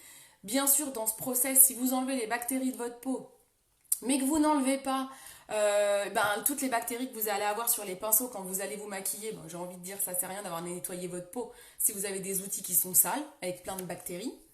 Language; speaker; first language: French; native; French